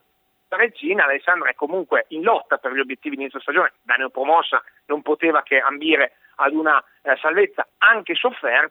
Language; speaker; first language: Italian; native; Italian